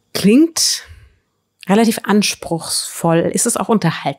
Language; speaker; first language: German; native; German